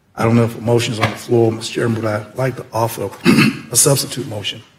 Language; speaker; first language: English; native; English